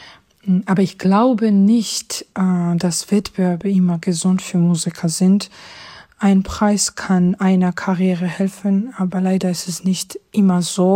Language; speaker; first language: German; non-native, fluent; Georgian